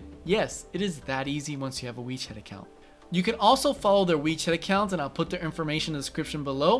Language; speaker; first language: English; native; English